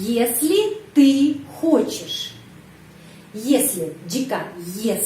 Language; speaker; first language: Russian; non-native, fluent; Indonesian